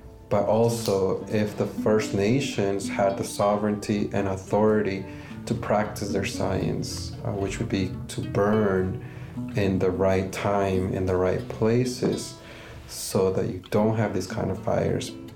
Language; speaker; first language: English; early bilingual, other home language; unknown